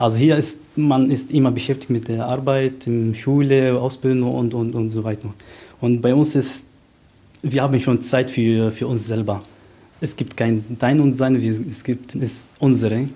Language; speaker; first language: German; non-native, fluent; Arabic